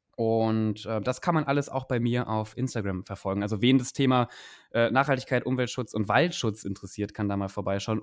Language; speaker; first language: German; native; German